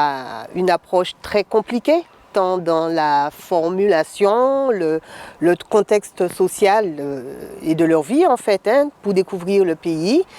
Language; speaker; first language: French; native; French